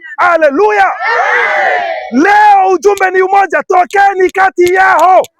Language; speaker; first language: Swahili; non-native, local second language; Lingala